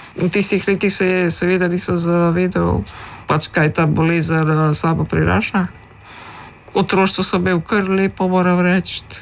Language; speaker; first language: Slovenian; early bilingual, other home language; Macedonian